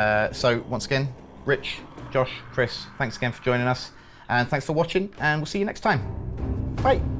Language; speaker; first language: English; native; English